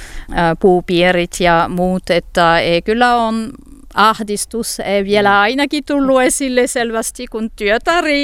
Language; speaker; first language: Finnish; non-native, fluent; French